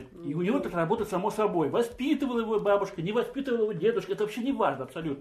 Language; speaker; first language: Russian; native; Russian